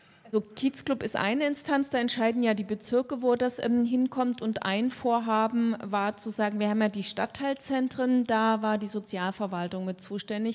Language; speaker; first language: German; native; German